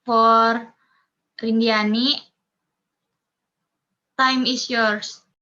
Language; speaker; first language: English; non-native, learner; Indonesian